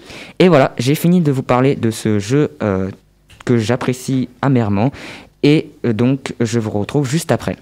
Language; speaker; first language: French; native; French